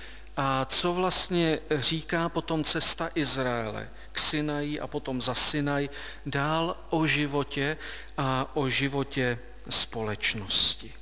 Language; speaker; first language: Czech; native; Czech